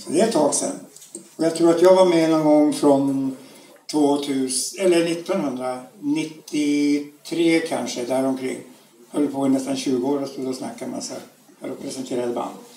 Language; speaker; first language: Swedish; native; Swedish